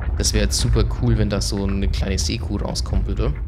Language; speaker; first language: German; native; German